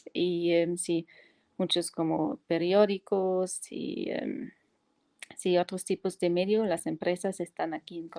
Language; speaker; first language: Spanish; non-native, fluent; German